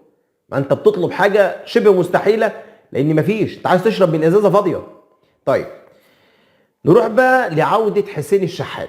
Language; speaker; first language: Arabic; native; Arabic